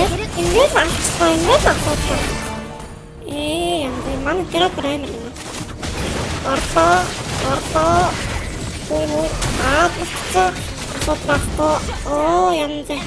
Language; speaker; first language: Mongolian; native; Mongolian